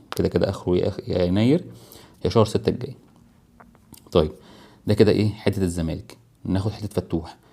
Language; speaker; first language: Arabic; native; Arabic